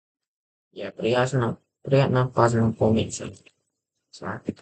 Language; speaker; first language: Russian; non-native, learner; English